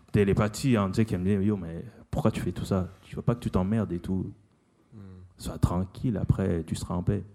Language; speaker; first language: French; non-native, local second language; Lingala